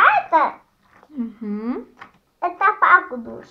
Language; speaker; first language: Russian; native; Russian